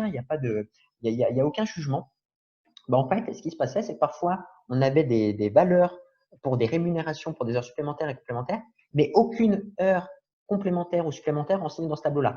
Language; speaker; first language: French; native; French